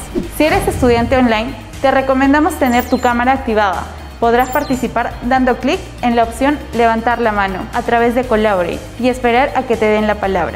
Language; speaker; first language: Spanish; native; Spanish